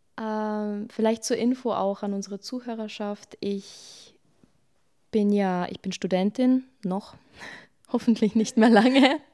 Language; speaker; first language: German; early bilingual, other home language; Bosnian